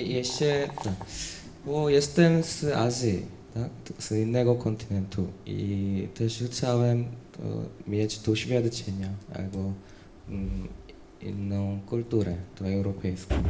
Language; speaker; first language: Polish; non-native, learner; Korean